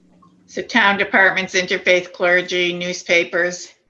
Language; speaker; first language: English; native; English